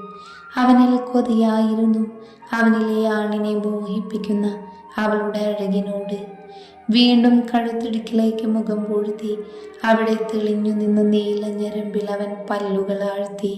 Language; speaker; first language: Malayalam; native; Malayalam